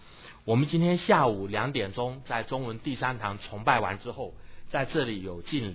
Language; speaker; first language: Chinese; native; Chinese